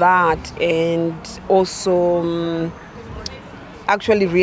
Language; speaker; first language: English; non-native, local second language; Shona